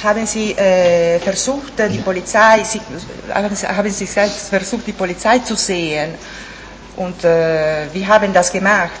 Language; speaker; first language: German; non-native, fluent; Italian